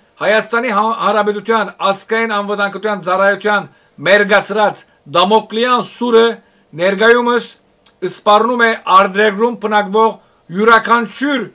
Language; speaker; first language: Armenian; early bilingual, heritage; Armenian